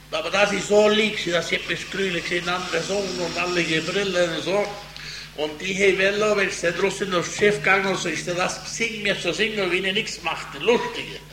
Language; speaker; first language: German; early bilingual, heritage; Spanish